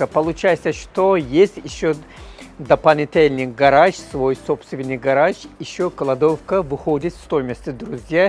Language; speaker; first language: Russian; non-native, learner; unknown